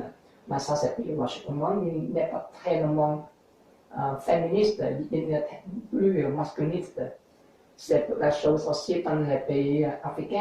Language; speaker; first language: French; non-native, learner; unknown